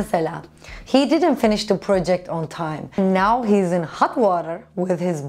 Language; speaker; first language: English; non-native, fluent; Turkish